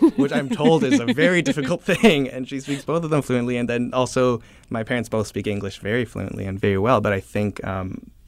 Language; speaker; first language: English; early bilingual, other home language; Chinese